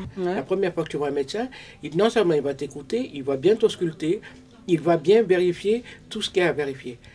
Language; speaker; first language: French; native; French